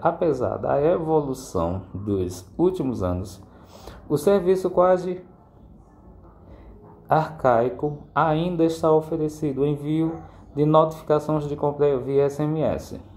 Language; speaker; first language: Portuguese; native; Portuguese